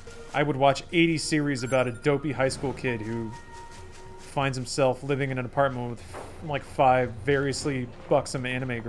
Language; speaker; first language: English; native; English